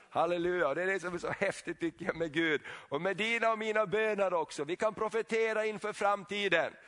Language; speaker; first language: Swedish; native; Swedish